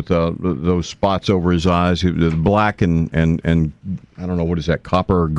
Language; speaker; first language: English; native; English